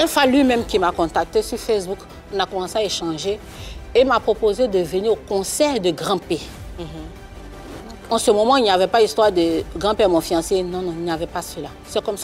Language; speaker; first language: French; non-native, local second language; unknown